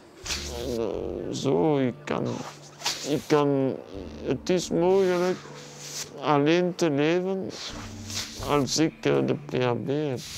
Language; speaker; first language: Dutch; non-native, learner; French